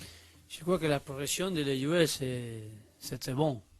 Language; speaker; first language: French; non-native, learner; Spanish